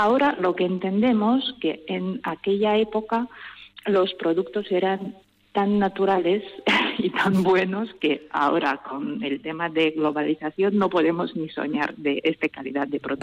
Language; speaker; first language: Spanish; non-native, fluent; Russian